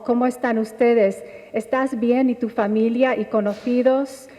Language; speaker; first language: Spanish; early bilingual, heritage; Spanish